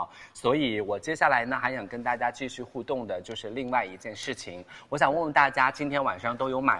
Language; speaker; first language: Chinese; native; Chinese